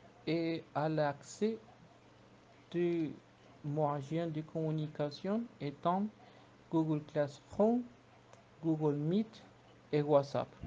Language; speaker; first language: French; non-native, fluent; Spanish